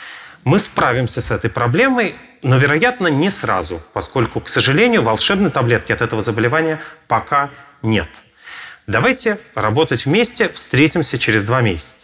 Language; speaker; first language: Russian; native; Russian